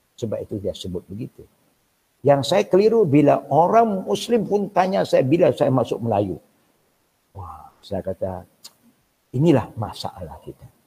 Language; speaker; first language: Malay; non-native, local second language; Min Nan Chinese